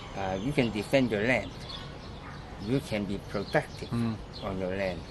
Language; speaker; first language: English; non-native, local second language; Cantonese